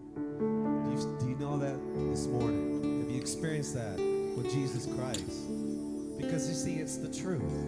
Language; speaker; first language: English; native; English